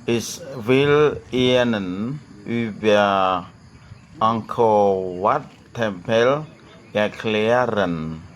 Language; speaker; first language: German; non-native, fluent; Khmer